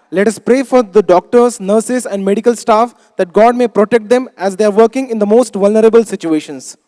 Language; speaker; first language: English; non-native, local second language; Marathi